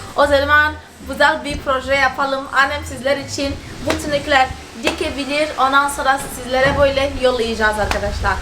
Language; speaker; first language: Turkish; non-native, fluent; Portuguese